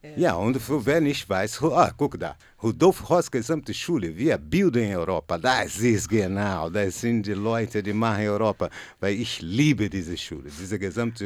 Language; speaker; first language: German; non-native, learner; Portuguese